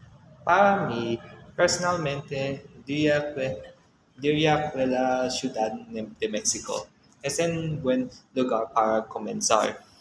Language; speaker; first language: Spanish; non-native, learner; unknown